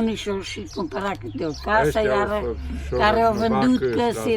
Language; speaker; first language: Romanian; non-native, local second language; German